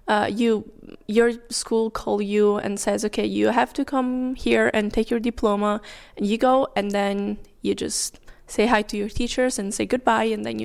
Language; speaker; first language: English; non-native, fluent; Italian